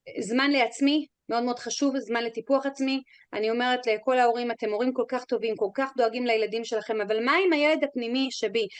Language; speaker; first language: Hebrew; non-native, fluent; English